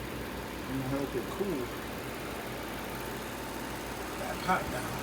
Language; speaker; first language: English; native; English